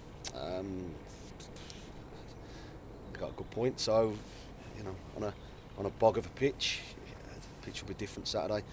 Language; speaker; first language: English; native; English